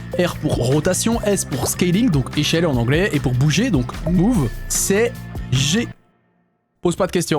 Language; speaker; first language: French; native; French